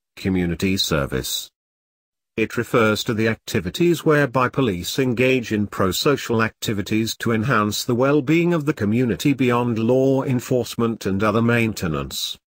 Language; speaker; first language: English; non-native, local second language; Filipino